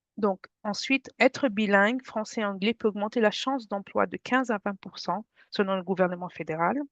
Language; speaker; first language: French; native; French